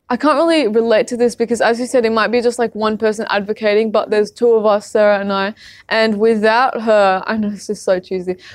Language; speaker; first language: English; early bilingual, other home language; Arabic